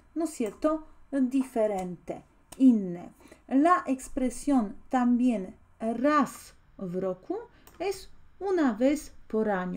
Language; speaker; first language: Spanish; non-native, fluent; Polish